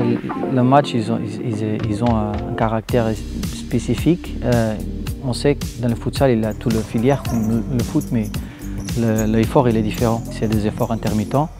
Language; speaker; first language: French; non-native, fluent; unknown